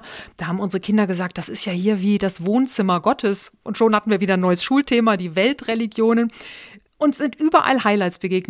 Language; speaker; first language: German; native; German